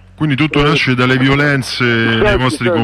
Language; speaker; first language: Italian; native; Italian